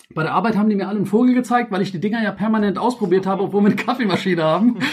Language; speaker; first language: German; native; German